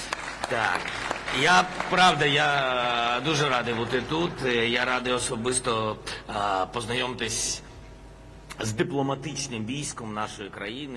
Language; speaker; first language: Ukrainian; non-native, local second language; Russian